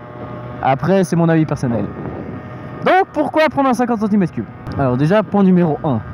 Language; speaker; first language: French; native; French